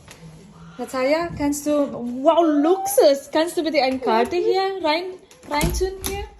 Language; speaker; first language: German; non-native, learner; Filipino